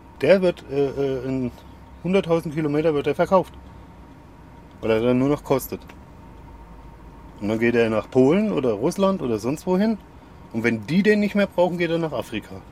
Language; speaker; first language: German; native; German